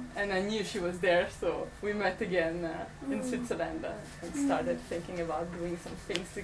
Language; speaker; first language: English; non-native, fluent; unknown